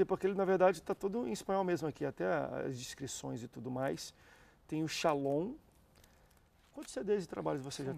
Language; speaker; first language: Portuguese; native; Portuguese